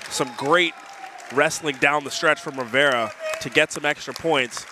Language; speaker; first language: English; native; English